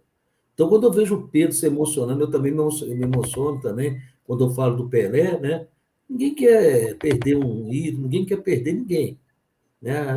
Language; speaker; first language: Portuguese; native; Portuguese